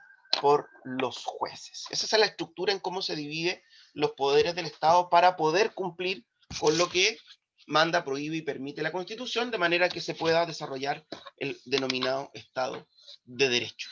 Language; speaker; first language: Spanish; native; Spanish